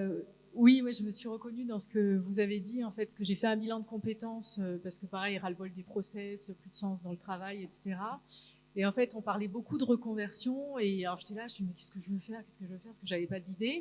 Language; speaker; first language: French; native; French